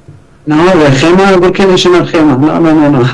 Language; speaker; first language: Spanish; non-native, learner; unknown